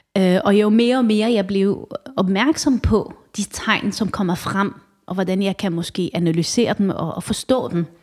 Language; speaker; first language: Danish; early bilingual, other home language; Arabic